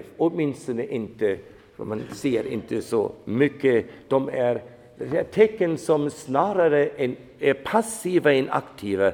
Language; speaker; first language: Swedish; non-native, fluent; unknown